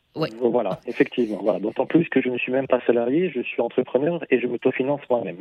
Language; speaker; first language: French; non-native, fluent; Russian